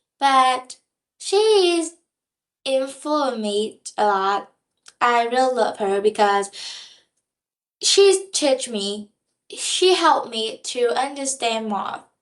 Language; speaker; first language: English; non-native, learner; Vietnamese